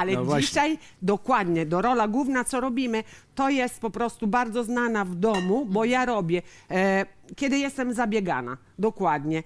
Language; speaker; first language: Polish; non-native, learner; Italian